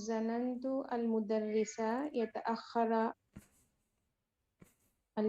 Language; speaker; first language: Arabic; non-native, learner; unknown